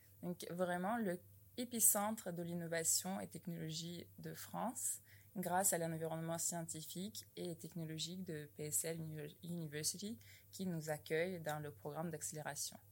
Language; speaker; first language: French; non-native, fluent; Russian